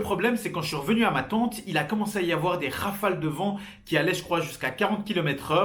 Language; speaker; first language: French; native; French